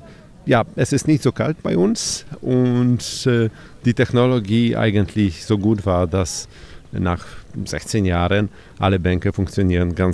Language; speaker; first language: German; non-native, fluent; Polish